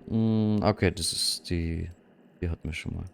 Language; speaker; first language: German; native; German